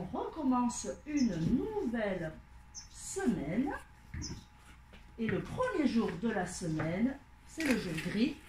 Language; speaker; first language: French; native; French